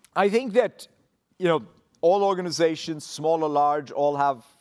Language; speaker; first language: English; non-native, local second language; Telugu